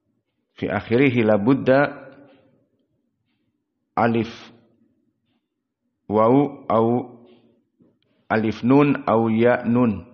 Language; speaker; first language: Arabic; non-native, fluent; Indonesian